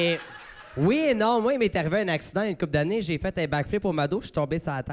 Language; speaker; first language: French; native; French